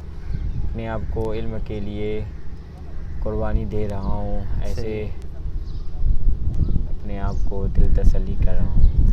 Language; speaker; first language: Hindi; non-native, learner; Burmese